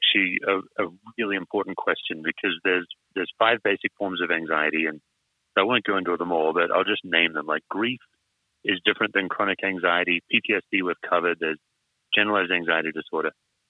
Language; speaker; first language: English; native; English